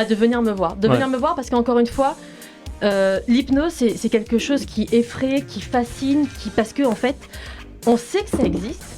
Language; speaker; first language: French; native; French